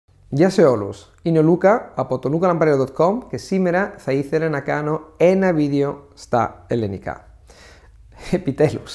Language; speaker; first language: Greek; non-native, fluent; Italian